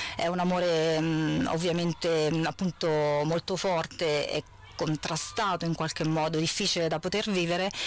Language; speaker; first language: Italian; native; Italian